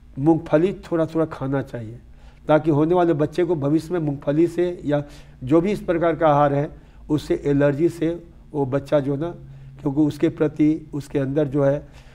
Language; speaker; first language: Hindi; native; Hindi